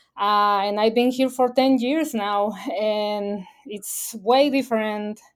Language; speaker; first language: English; non-native, fluent; Spanish